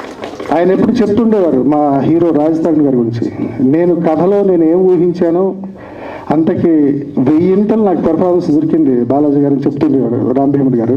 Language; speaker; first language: Telugu; native; Telugu